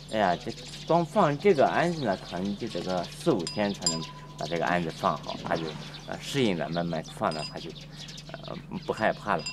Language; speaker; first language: Chinese; native; Chinese